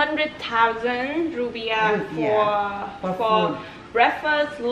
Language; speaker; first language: English; non-native, fluent; Indonesian